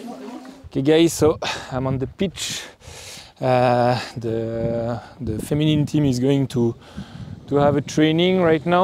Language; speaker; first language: English; non-native, fluent; French